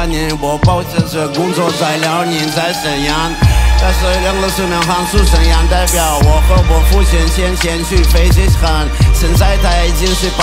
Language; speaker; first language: Chinese; non-native, learner; Russian